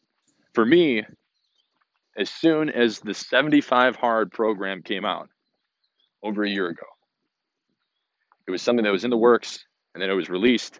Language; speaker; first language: English; native; English